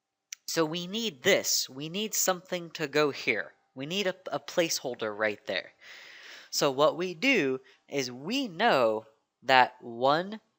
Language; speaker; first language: English; native; English